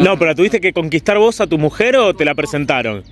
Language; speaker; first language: Spanish; native; Spanish